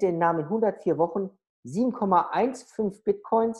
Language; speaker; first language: German; native; German